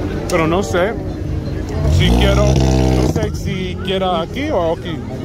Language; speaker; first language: Spanish; non-native, learner; English